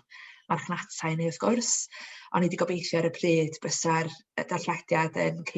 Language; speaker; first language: Welsh; native; Welsh